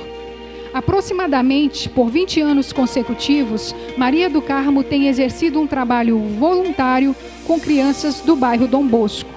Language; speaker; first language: Portuguese; native; Portuguese